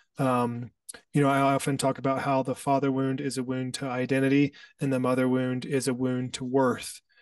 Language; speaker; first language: English; native; English